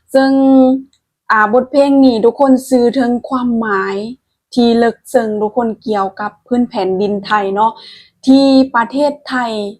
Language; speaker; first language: Thai; native; Thai